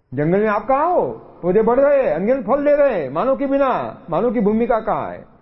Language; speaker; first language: Hindi; non-native, local second language; Marathi